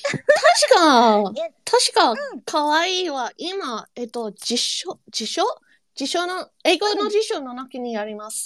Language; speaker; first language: Japanese; non-native, learner; English